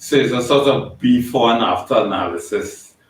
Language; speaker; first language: English; native; English